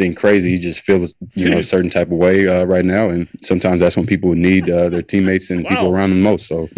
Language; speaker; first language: English; native; English